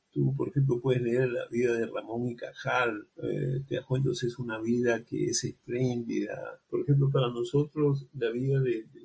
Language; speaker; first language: Spanish; native; Spanish